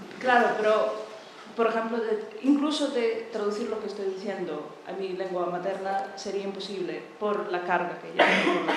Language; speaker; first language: Spanish; non-native, fluent; Russian